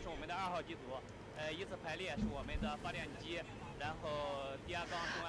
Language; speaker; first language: Chinese; native; Chinese